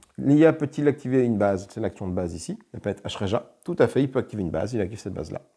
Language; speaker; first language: French; native; French